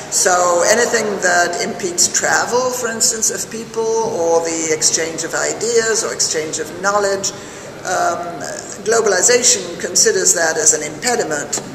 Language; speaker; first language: English; non-native, fluent; French